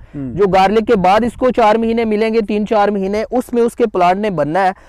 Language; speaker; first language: Urdu; native; Urdu